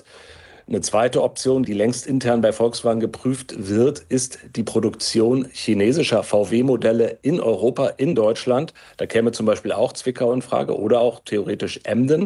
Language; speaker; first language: German; native; German